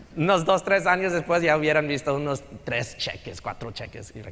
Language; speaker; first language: Spanish; native; Spanish